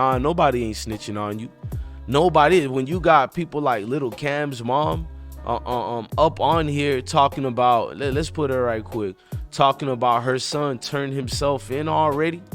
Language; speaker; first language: English; native; English